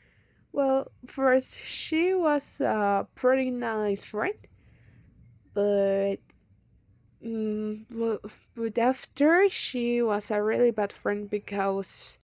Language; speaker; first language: English; non-native, learner; Spanish